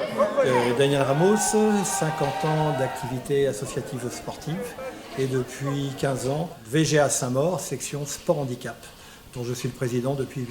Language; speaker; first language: French; native; French